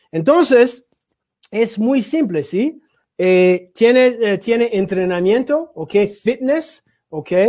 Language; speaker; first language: Spanish; non-native, learner; English